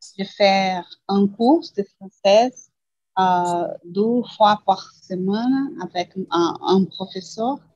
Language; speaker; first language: French; non-native, learner; Portuguese